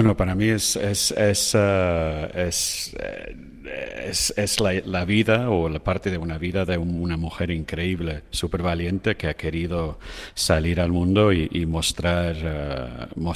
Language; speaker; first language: Spanish; non-native, fluent; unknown